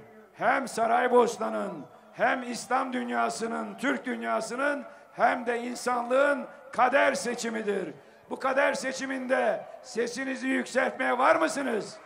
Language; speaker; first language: Turkish; native; Turkish